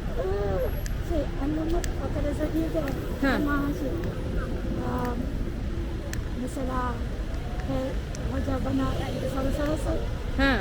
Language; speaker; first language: Turkish; non-native, learner; Malay